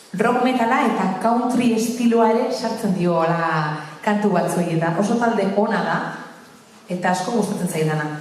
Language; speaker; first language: Basque; native; Basque